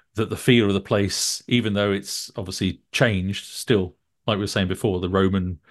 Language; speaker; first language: English; native; English